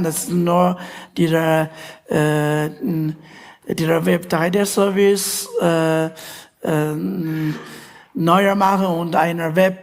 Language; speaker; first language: German; non-native, learner; Chinese